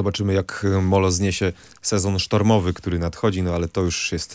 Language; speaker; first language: Polish; native; Polish